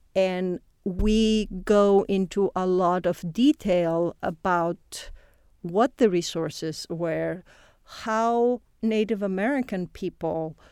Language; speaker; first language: English; non-native, fluent; Greek